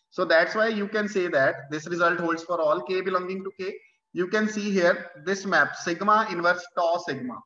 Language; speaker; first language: English; non-native, local second language; Punjabi